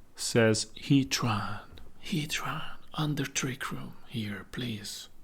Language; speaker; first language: English; non-native, fluent; Italian